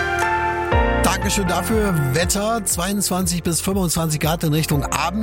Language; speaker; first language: German; native; German